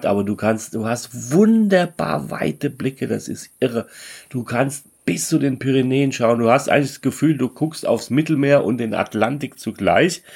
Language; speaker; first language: German; native; German